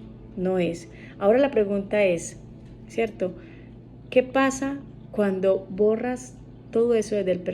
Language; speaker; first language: Spanish; native; Spanish